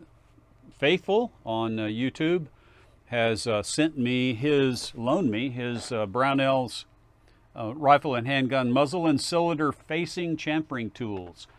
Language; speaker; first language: English; native; English